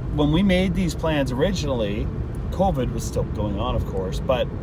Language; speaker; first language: English; native; English